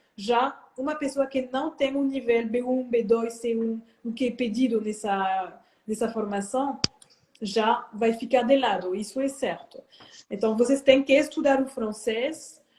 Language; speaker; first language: Portuguese; non-native, fluent; French